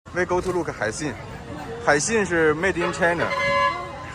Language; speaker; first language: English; non-native, learner; Chinese